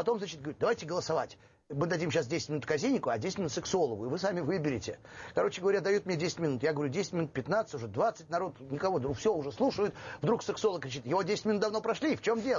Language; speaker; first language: Russian; native; Russian